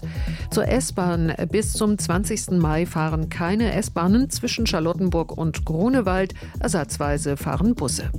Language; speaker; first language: German; native; German